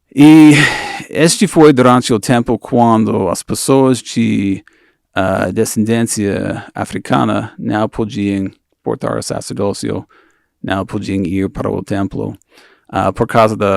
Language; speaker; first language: Portuguese; non-native, fluent; English